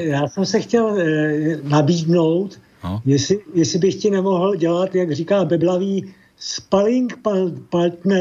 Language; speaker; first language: Czech; early bilingual, other home language; Slovak